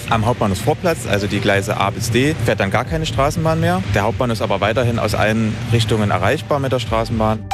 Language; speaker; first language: German; native; German